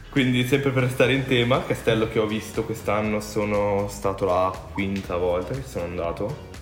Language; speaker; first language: Italian; early bilingual, other home language; Romanian